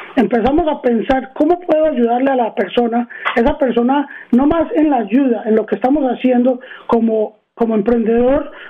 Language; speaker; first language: Spanish; early bilingual, heritage; Spanish